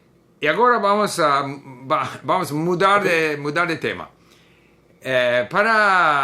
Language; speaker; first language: Portuguese; non-native, learner; English